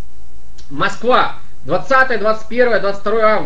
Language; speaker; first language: Russian; native; Russian